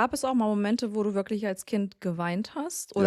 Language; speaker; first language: German; native; German